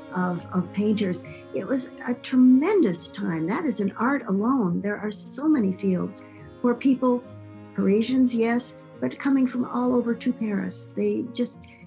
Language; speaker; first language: English; native; English